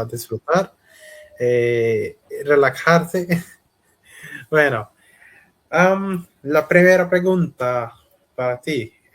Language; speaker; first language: Spanish; non-native, learner; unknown